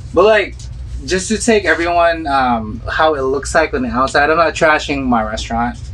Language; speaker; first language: English; early bilingual, other home language; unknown